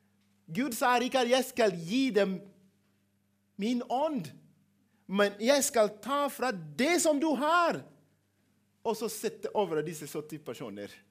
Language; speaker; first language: Norwegian; non-native, fluent; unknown